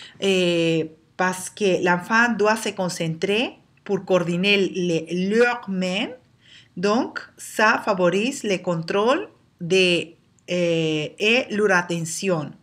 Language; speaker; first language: French; non-native, learner; Spanish